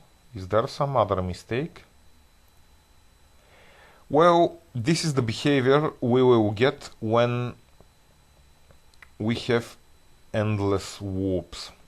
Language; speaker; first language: English; non-native, fluent; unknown